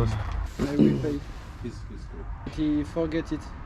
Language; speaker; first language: English; non-native, learner; French